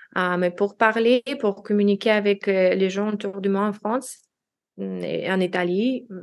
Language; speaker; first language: French; non-native, learner; Russian